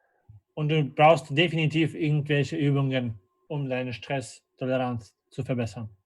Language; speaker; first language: German; non-native, fluent; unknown